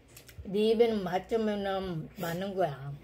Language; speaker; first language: Korean; non-native, fluent; Filipino